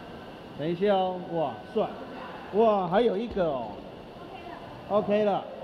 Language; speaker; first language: Chinese; native; Chinese